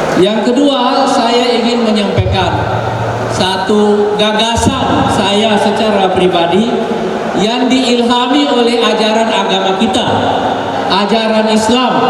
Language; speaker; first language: Indonesian; non-native, local second language; Buginese